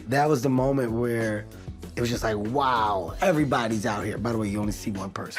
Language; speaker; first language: English; native; English